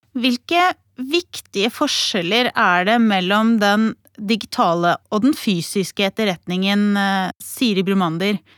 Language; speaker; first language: Norwegian; native; Norwegian